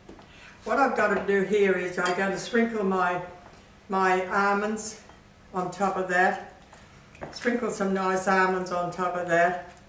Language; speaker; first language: English; native; English